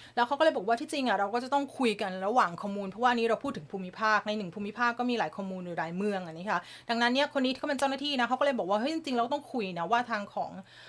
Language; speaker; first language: Thai; native; Thai